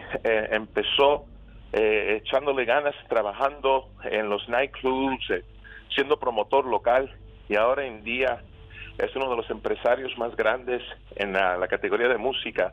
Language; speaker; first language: Spanish; early bilingual, other home language; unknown